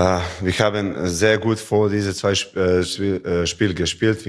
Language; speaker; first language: German; non-native, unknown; Serbian